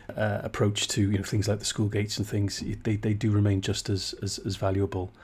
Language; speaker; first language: English; native; English